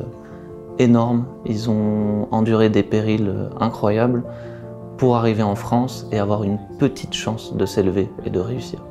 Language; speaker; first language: French; native; French